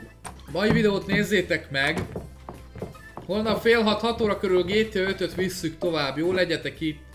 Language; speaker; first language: Hungarian; native; Hungarian